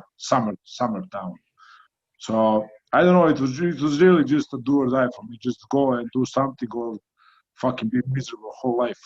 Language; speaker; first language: English; non-native, fluent; Croatian